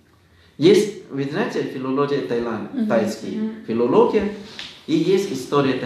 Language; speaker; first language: Russian; non-native, fluent; Thai